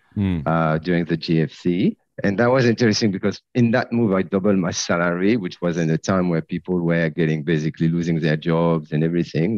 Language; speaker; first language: English; non-native, fluent; French